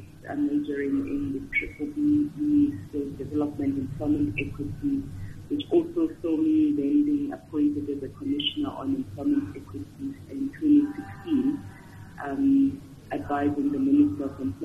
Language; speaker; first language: English; non-native, local second language; Xhosa